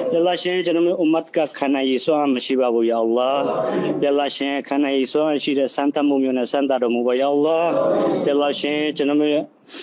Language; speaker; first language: Burmese; non-native, local second language; Rohingya